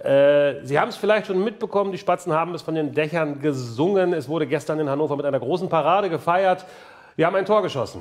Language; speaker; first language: German; native; German